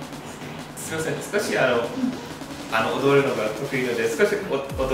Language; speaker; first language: Japanese; non-native, fluent; English